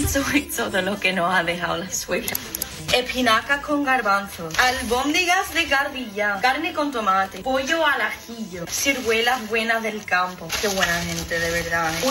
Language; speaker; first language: Spanish; non-native, fluent; English